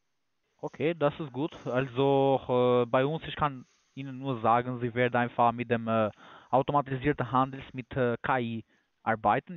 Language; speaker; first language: German; non-native, learner; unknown